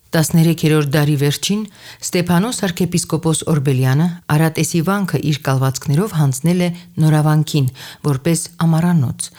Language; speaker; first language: Armenian; native; Armenian